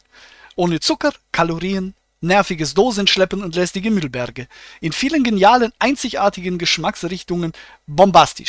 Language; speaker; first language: German; native; German